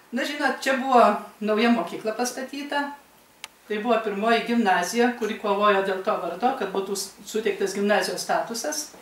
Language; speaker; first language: Lithuanian; native; Lithuanian